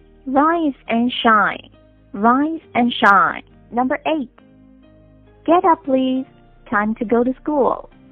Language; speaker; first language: English; non-native, fluent; Chinese